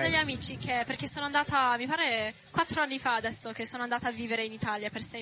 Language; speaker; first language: Italian; non-native, fluent; English